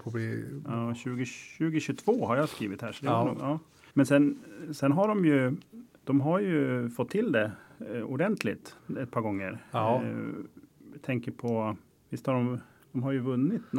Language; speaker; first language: Swedish; native; Swedish